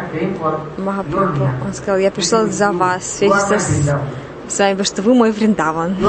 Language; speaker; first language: Russian; non-native, learner; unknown